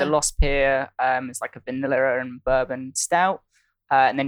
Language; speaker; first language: English; native; English